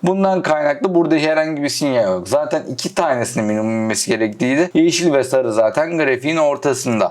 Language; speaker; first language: Turkish; native; Turkish